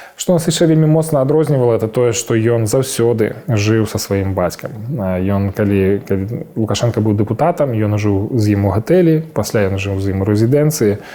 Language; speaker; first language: Belarusian; native; Belarusian